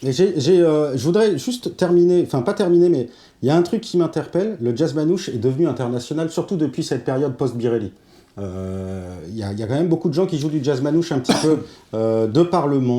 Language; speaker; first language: French; native; French